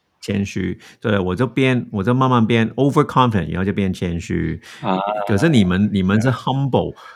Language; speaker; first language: Chinese; non-native, fluent; English